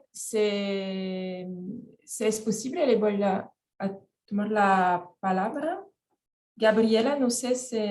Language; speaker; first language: Spanish; non-native, fluent; French